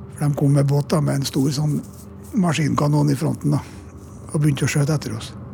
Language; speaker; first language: Norwegian; native; Norwegian